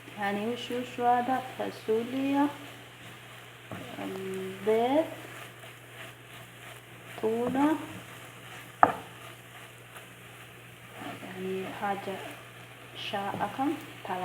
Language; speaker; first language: Arabic; non-native, fluent; Oromo